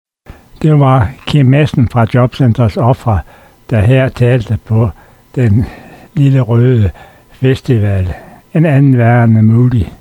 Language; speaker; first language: Danish; native; Danish